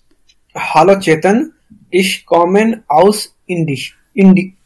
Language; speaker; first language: German; non-native, learner; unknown